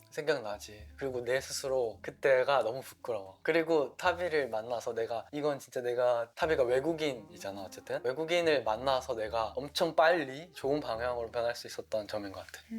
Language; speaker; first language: Korean; native; Korean